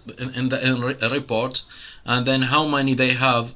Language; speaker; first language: English; non-native, fluent; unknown